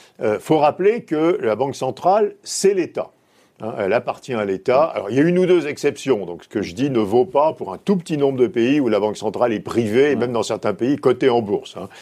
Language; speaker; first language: French; native; French